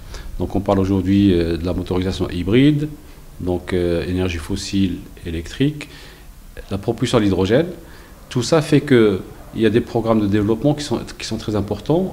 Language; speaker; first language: French; non-native, local second language; Arabic